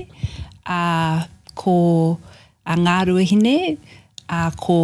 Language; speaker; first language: English; native; English